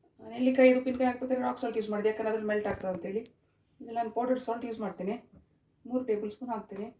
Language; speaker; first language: Kannada; non-native, local second language; Konkani